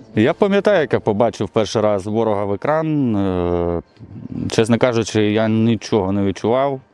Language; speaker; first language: Ukrainian; non-native, local second language; Russian